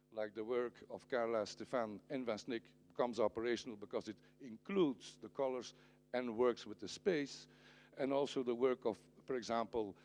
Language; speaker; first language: English; non-native, fluent; Dutch